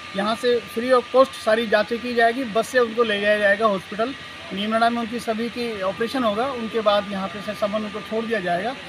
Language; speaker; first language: Hindi; native; Hindi